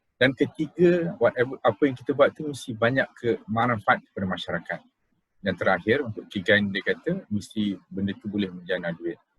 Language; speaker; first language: Malay; native; Malay